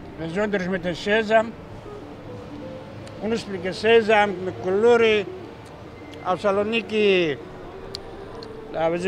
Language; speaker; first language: German; non-native, learner; Greek